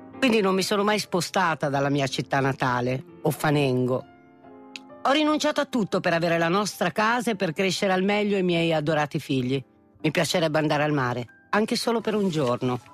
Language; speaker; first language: Italian; native; Italian